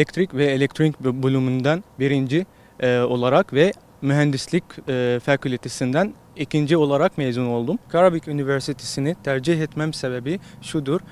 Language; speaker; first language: Turkish; non-native, fluent; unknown